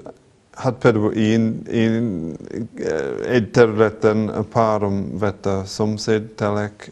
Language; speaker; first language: Hungarian; non-native, fluent; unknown